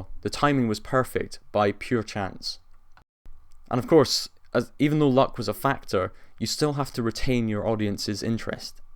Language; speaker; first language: English; native; English